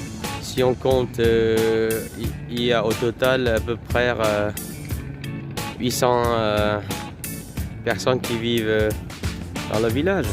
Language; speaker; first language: French; non-native, fluent; Vietnamese